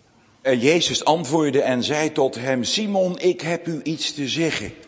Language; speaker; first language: Dutch; native; Dutch